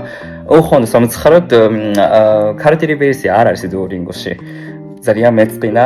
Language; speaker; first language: Georgian; non-native, fluent; Japanese